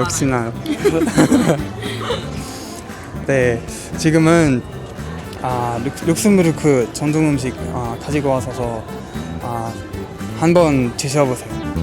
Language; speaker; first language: Korean; non-native, fluent; Luxembourgish